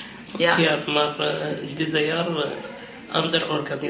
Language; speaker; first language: Dutch; non-native, learner; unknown